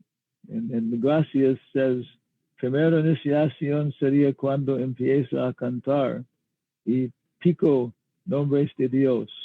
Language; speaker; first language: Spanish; non-native, learner; English